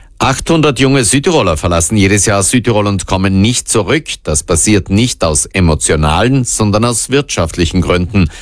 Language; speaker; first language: German; native; German